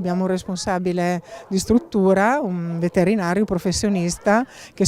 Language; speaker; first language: Italian; native; Italian